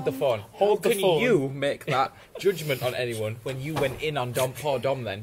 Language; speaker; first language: English; native; English